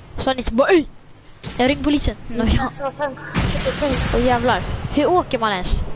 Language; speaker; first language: Swedish; native; Swedish